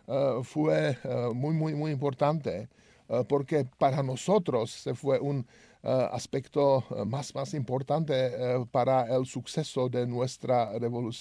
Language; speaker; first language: Spanish; non-native, learner; Czech